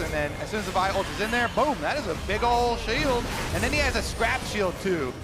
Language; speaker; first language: English; native; English